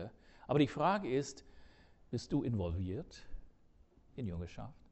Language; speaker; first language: German; non-native, fluent; English